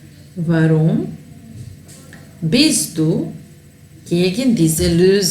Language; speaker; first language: German; non-native, fluent; Serbian